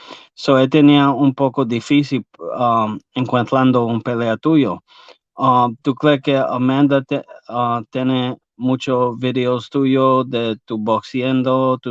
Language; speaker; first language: Spanish; early bilingual, heritage; English